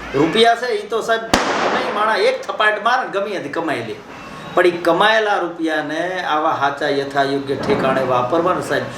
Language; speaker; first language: Gujarati; native; Gujarati